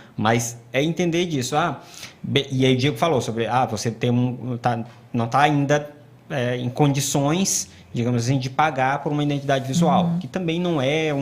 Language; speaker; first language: Portuguese; native; Portuguese